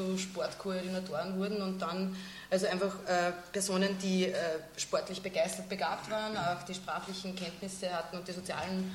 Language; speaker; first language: German; native; German